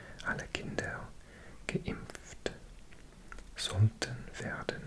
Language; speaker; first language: German; non-native, learner; English